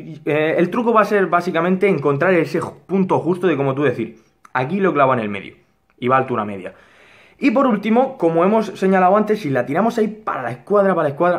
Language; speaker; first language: Spanish; native; Spanish